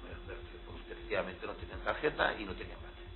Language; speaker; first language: Spanish; native; Spanish